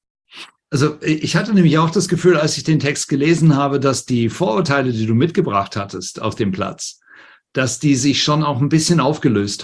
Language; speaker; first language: German; native; German